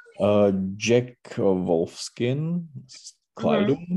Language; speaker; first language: German; non-native, learner; Czech